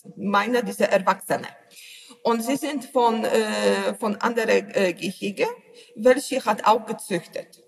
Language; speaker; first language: German; non-native, learner; Polish